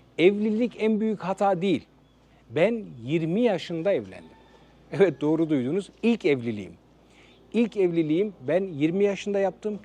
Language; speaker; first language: Turkish; early bilingual, heritage; Turkish